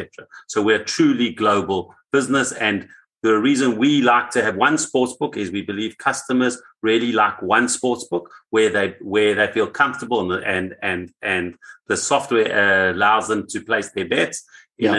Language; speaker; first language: English; native; English